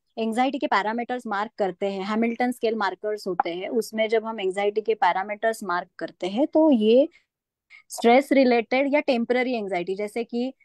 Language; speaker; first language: Hindi; non-native, local second language; Marathi